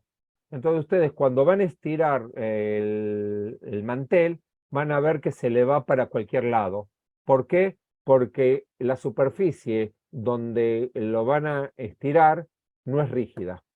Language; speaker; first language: Spanish; native; Spanish